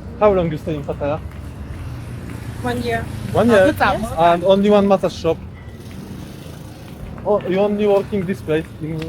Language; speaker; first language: English; non-native, learner; Polish